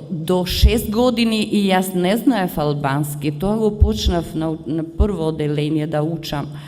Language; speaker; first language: Macedonian; early bilingual, heritage; Macedonian